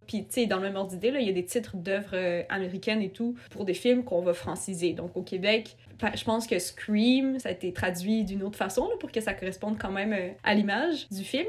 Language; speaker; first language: French; early bilingual, other home language; Russian